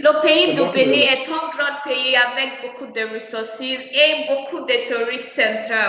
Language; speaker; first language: French; non-native, learner; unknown